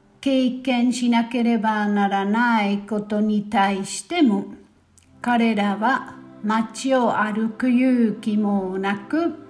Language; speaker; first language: Japanese; non-native, fluent; German